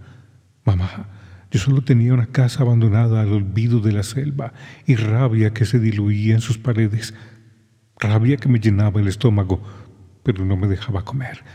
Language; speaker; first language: Spanish; native; Spanish